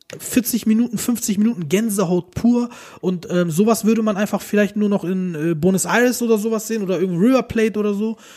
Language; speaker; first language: German; early bilingual, other home language; Turkish